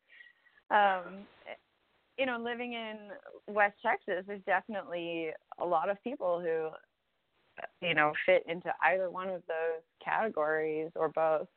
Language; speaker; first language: English; native; English